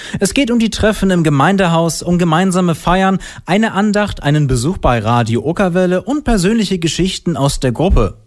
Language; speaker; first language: German; native; German